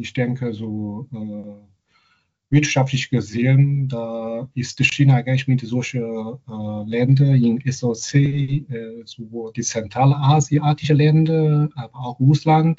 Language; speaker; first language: German; non-native, fluent; Chinese